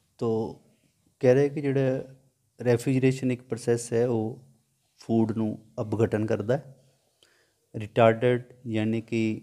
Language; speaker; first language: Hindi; non-native, local second language; Punjabi